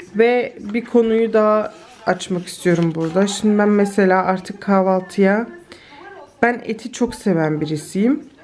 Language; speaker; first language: Turkish; early bilingual, heritage; Turkish